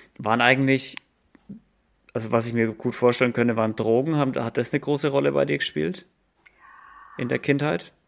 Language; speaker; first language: German; native; German